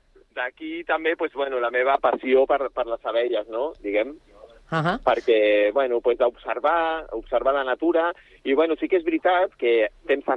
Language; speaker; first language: Catalan; native; Catalan